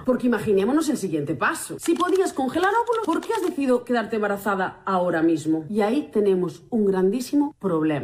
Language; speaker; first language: Spanish; native; Spanish